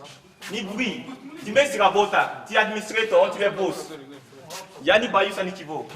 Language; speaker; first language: Russian; non-native, learner; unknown